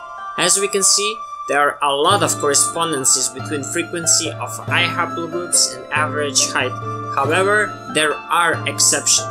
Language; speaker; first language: English; non-native, fluent; Serbian